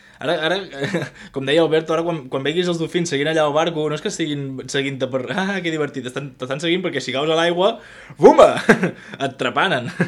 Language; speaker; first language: Catalan; native; Catalan